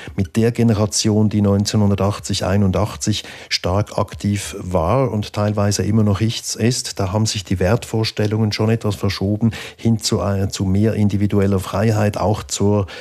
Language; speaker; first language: German; native; German